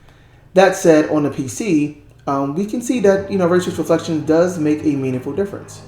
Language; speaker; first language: English; native; English